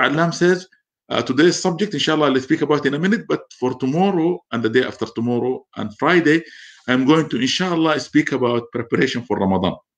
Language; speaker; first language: English; non-native, fluent; Arabic